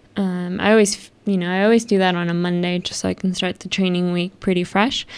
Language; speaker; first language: English; early bilingual, other home language; Spanish